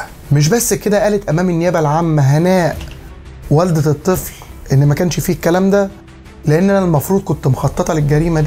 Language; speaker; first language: Arabic; native; Arabic